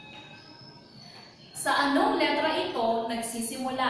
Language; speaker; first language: Filipino; native; Filipino